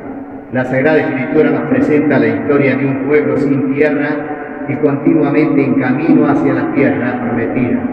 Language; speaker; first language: Spanish; native; Spanish